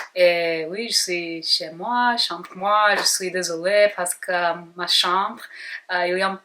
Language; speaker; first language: French; non-native, learner; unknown